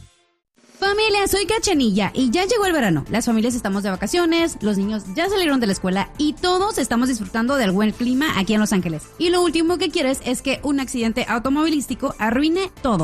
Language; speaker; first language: Spanish; native; Spanish